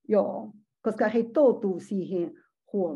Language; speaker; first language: Finnish; non-native, learner; Chinese